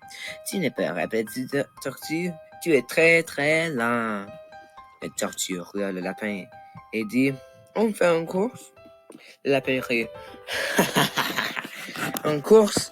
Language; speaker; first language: French; non-native, local second language; English